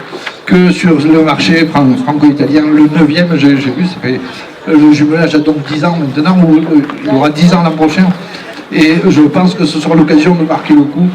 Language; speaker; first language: French; native; French